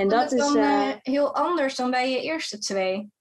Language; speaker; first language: Dutch; native; Dutch